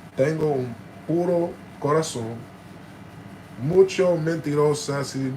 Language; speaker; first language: Spanish; non-native, learner; English